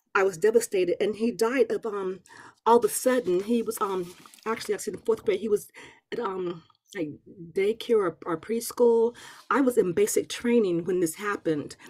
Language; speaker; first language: English; native; English